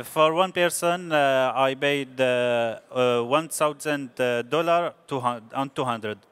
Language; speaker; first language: English; non-native, learner; Arabic